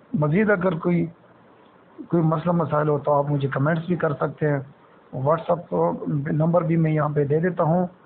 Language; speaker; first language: Urdu; non-native, local second language; Pashto